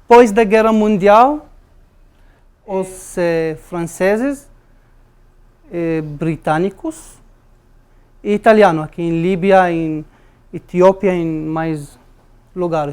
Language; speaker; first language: Portuguese; non-native, learner; Arabic